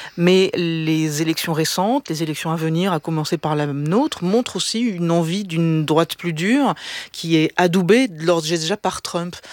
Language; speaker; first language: French; native; French